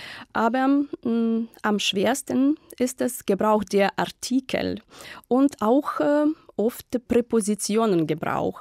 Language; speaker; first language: German; non-native, fluent; Ukrainian